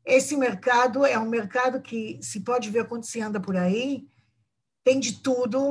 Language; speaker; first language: Portuguese; non-native, fluent; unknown